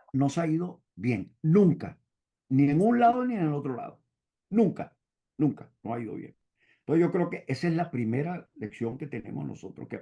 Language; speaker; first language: Spanish; native; Spanish